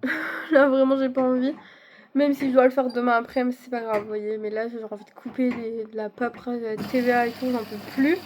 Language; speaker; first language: French; native; French